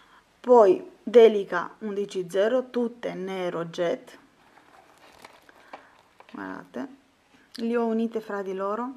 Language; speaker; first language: Italian; non-native, fluent; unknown